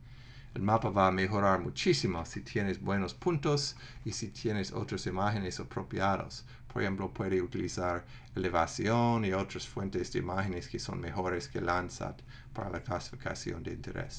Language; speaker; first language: Spanish; non-native, fluent; English